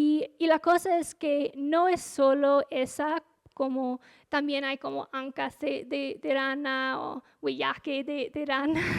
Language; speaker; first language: Spanish; non-native, fluent; English